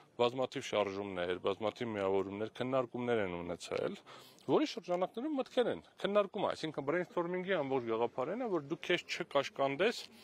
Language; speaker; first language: Armenian; native; Armenian